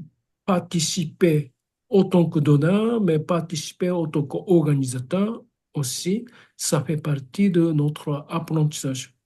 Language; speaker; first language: French; non-native, fluent; Japanese